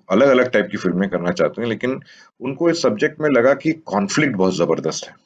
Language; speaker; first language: Hindi; native; Hindi